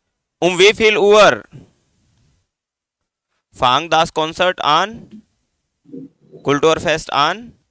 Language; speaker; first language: German; non-native, learner; Hindi